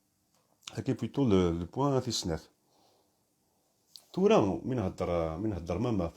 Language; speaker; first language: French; non-native, local second language; Kabyle